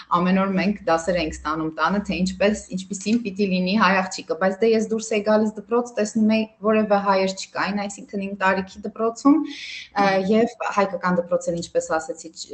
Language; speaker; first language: Armenian; early bilingual, heritage; Armenian